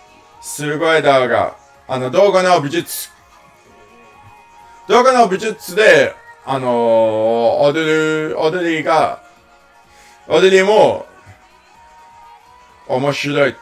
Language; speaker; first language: Japanese; non-native, learner; English